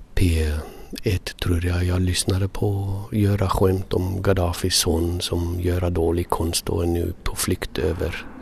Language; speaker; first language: Swedish; non-native, fluent; English